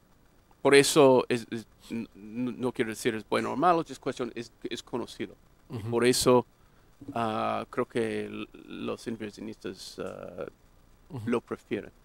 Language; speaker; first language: Spanish; non-native, fluent; English